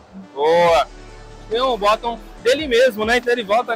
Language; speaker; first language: Portuguese; native; Portuguese